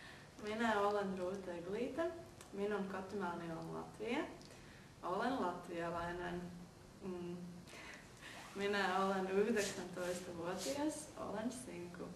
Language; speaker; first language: Finnish; non-native, learner; Latvian